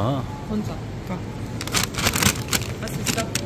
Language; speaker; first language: Korean; non-native, learner; Arabic